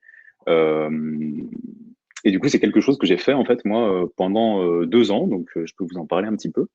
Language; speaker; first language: French; native; French